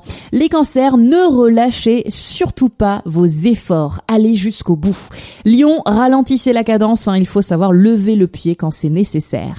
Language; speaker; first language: French; native; French